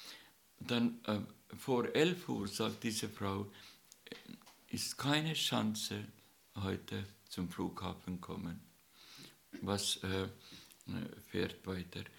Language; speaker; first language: German; non-native, learner; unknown